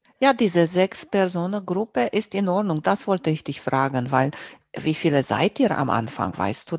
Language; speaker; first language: German; non-native, fluent; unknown